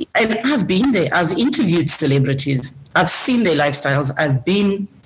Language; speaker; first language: English; non-native, local second language; Shona